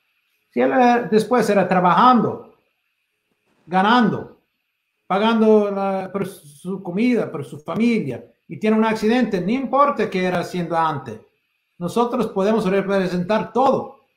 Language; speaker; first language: Spanish; non-native, fluent; English